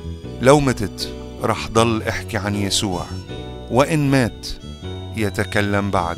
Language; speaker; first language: Arabic; native; Arabic